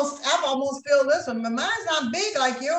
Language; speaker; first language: English; native; English